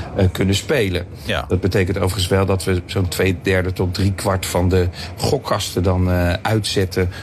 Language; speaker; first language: Dutch; native; Dutch